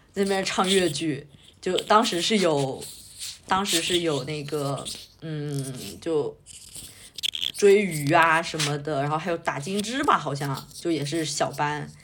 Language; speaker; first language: Chinese; native; Chinese